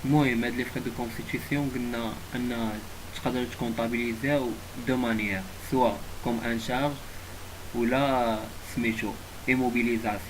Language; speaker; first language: Arabic; native; Arabic